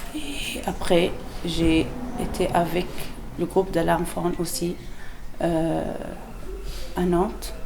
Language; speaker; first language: French; non-native, learner; Arabic